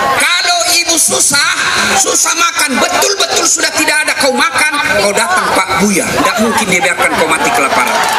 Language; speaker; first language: Indonesian; non-native, local second language; Buginese